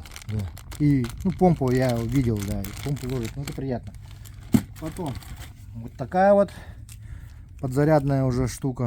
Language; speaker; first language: Russian; native; Russian